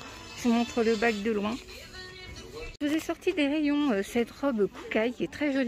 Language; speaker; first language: French; native; French